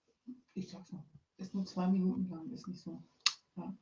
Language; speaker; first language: German; native; German